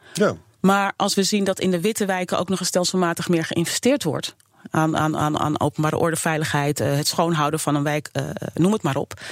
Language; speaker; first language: Dutch; native; Dutch